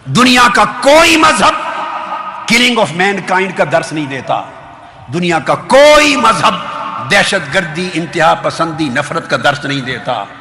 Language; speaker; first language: Urdu; non-native, local second language; Punjabi